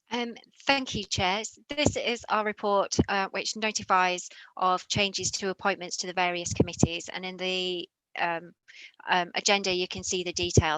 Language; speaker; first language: English; native; English